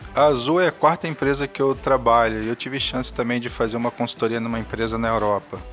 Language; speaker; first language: Portuguese; native; Portuguese